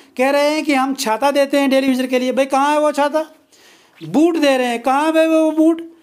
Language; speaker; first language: Hindi; non-native, local second language; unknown